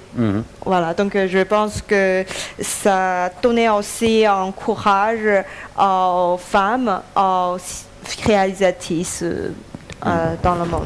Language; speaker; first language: French; non-native, learner; Chinese